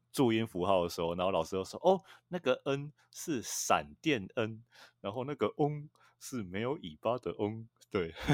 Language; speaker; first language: Chinese; native; Chinese